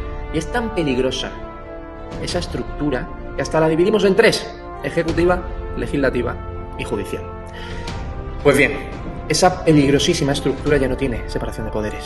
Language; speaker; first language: Spanish; native; Spanish